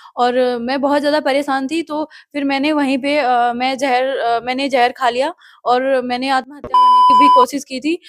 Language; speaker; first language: Hindi; native; Hindi